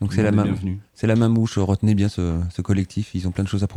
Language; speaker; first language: French; native; French